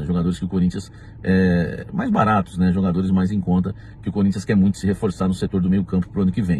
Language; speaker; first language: Portuguese; native; Portuguese